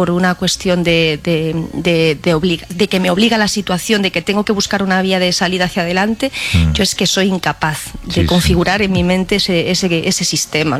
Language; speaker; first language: Spanish; native; Spanish